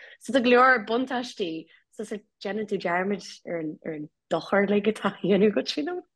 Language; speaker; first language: Irish; native; Irish